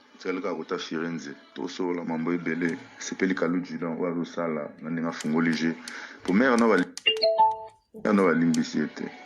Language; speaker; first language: Lingala; non-native, local second language; Luba-Lulua